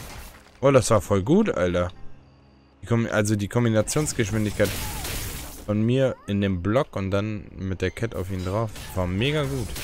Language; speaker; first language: German; native; German